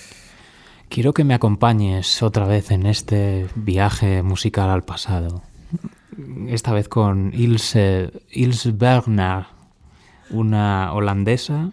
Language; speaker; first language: Spanish; native; Spanish